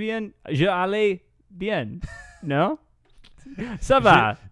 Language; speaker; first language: French; non-native, learner; English